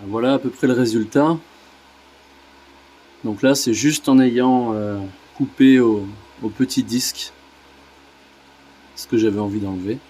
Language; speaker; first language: French; native; French